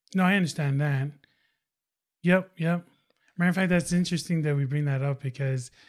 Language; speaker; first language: English; non-native, fluent; Tongan